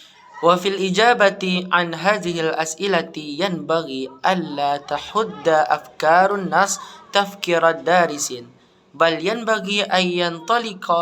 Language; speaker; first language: Arabic; non-native, learner; Indonesian